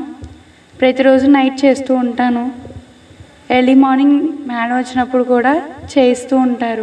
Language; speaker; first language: Telugu; native; Telugu